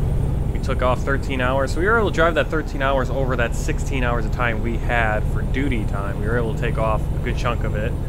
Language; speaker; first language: English; native; English